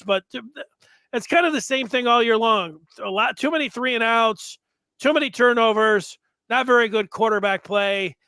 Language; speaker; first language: English; native; English